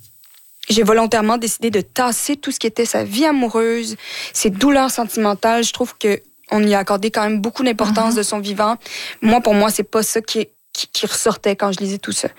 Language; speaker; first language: French; native; French